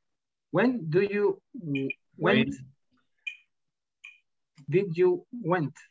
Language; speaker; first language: English; non-native, learner; Spanish